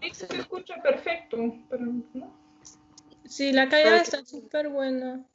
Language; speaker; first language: Spanish; non-native, fluent; German